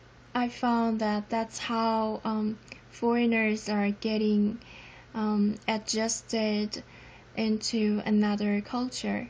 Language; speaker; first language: English; non-native, fluent; Korean